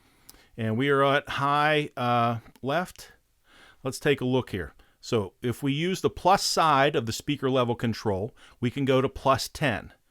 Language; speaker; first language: English; native; English